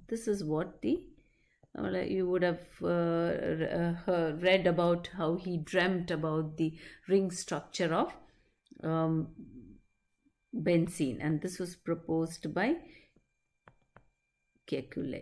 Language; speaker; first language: English; non-native, local second language; Malayalam